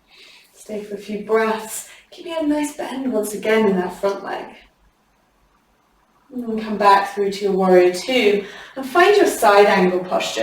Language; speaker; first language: English; native; English